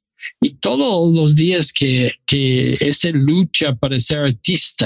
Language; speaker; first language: Spanish; non-native, learner; English